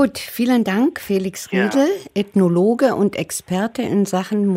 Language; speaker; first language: German; native; German